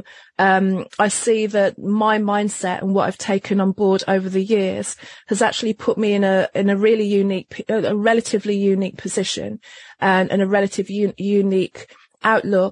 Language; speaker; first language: English; native; English